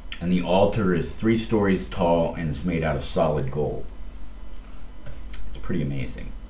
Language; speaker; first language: English; native; English